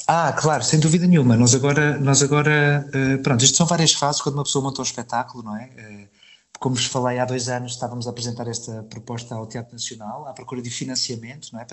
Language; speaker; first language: Portuguese; native; Portuguese